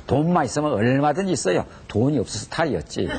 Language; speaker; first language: Korean; native; Korean